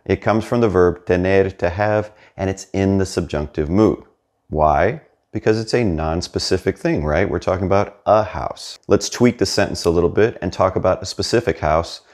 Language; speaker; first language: English; native; English